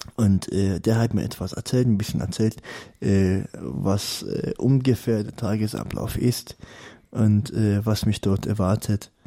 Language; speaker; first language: German; non-native, fluent; Persian